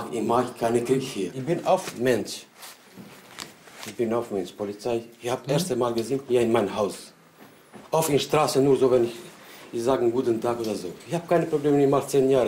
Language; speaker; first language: German; non-native, learner; Albanian